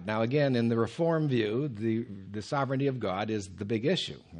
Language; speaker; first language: English; native; English